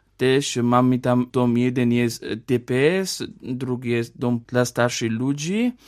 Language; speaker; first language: Polish; non-native, learner; Georgian